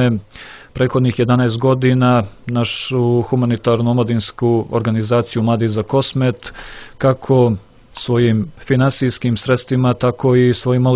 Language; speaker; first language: Croatian; native; Croatian